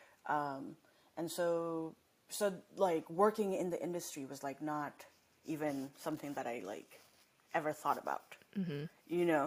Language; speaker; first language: English; non-native, local second language; Nepali